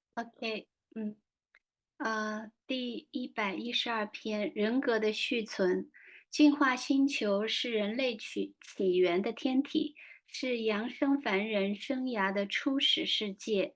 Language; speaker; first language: Chinese; native; Chinese